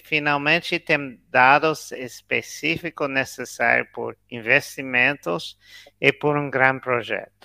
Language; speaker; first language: Portuguese; non-native, learner; English